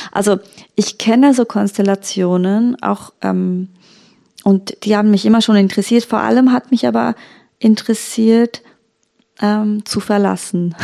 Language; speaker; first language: German; early bilingual, other home language; Turkish